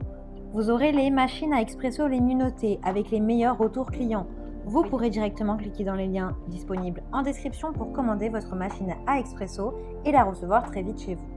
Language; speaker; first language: French; native; French